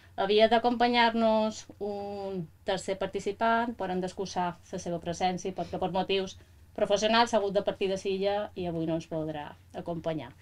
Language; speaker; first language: Catalan; native; Catalan